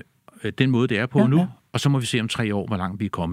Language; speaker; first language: Danish; native; Danish